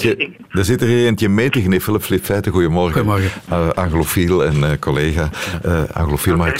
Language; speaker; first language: Dutch; native; Dutch